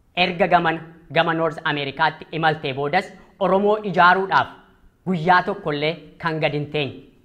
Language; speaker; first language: Oromo; native; Oromo